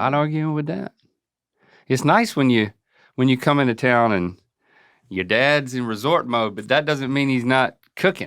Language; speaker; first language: English; native; English